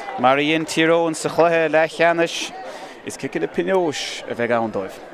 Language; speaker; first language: Irish; native; Irish